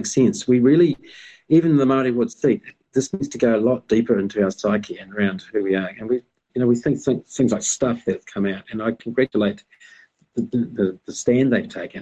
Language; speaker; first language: English; native; English